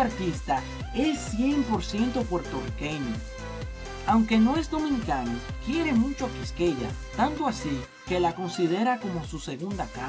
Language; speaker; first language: Spanish; native; Spanish